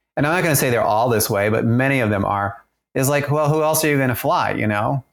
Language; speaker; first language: English; early bilingual, other home language; German